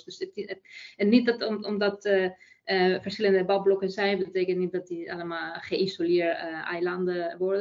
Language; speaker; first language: Dutch; non-native, fluent; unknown